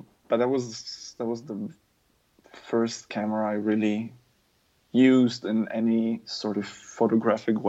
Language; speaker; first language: English; non-native, fluent; German